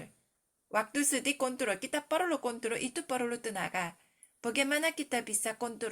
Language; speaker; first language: Indonesian; non-native, fluent; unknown